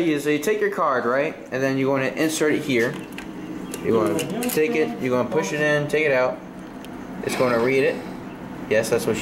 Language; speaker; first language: English; native; English